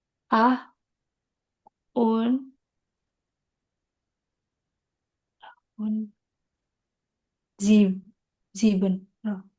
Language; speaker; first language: German; non-native, learner; Indonesian